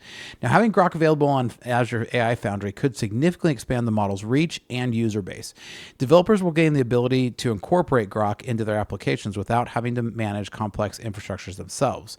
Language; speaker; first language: English; native; English